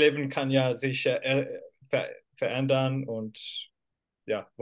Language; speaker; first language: German; non-native, fluent; Finnish